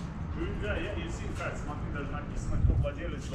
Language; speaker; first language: Russian; native; Russian